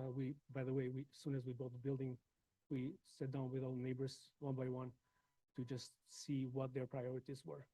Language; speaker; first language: English; non-native, fluent; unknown